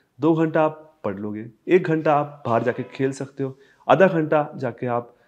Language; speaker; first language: Hindi; native; Hindi